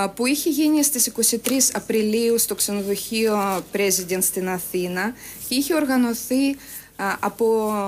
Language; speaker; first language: Greek; non-native, fluent; Ukrainian